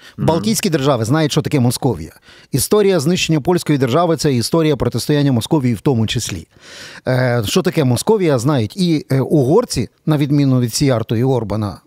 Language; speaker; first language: Ukrainian; native; Ukrainian